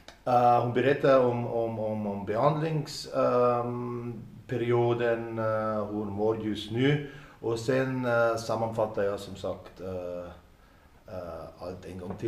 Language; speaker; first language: Swedish; non-native, fluent; German